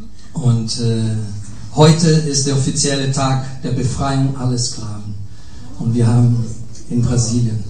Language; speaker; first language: German; non-native, fluent; Portuguese